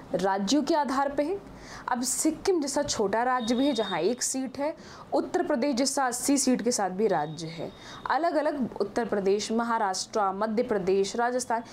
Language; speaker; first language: Hindi; native; Hindi